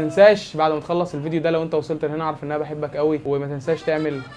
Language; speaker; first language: Arabic; native; Arabic